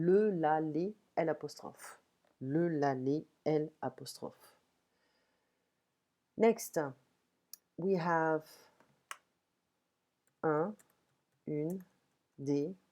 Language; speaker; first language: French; non-native, fluent; English